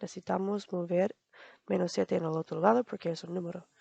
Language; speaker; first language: Spanish; non-native, learner; English